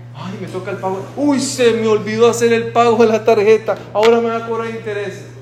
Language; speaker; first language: Spanish; native; Spanish